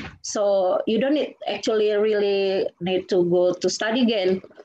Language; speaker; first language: English; non-native, fluent; Indonesian